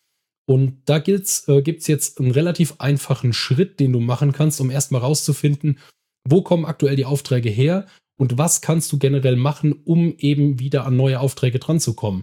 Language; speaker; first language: German; native; German